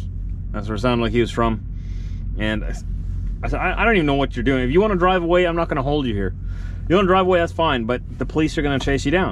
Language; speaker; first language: English; native; English